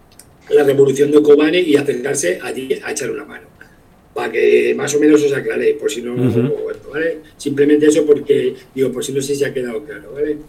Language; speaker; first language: Spanish; native; Spanish